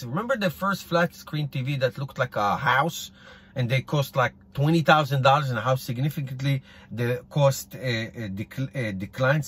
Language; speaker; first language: English; non-native, fluent; Hebrew